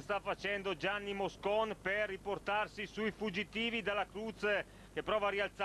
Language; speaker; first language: Italian; native; Italian